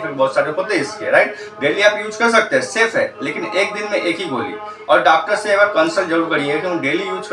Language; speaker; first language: Hindi; native; Hindi